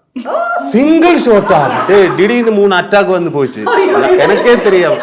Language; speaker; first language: Tamil; non-native, learner; Malayalam